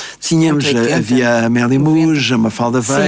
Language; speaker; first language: Portuguese; native; Portuguese